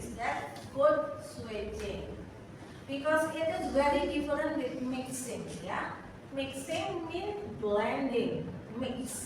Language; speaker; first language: English; non-native, fluent; Indonesian